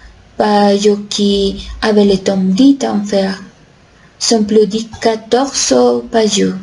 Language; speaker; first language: French; non-native, learner; Spanish